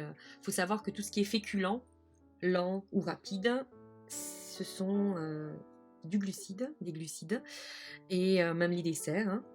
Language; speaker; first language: French; native; French